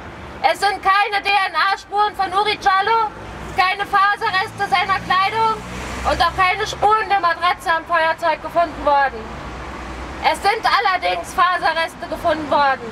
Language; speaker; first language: German; native; German